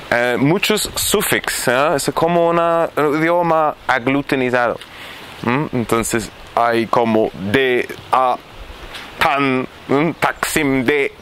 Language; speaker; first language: Spanish; non-native, fluent; Arabic